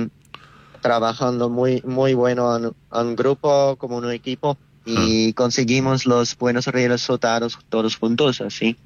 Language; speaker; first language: Spanish; non-native, learner; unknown